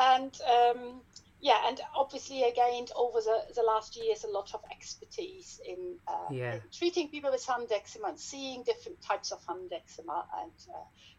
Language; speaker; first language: English; non-native, fluent; German